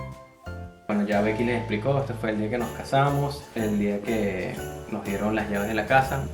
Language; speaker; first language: Spanish; native; Spanish